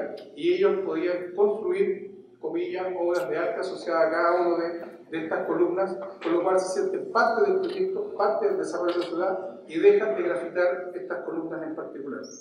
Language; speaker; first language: Spanish; native; Spanish